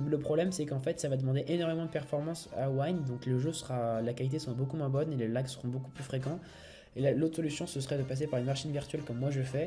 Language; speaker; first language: French; native; French